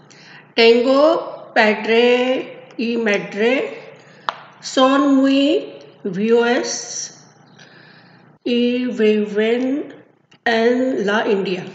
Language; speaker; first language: Spanish; non-native, learner; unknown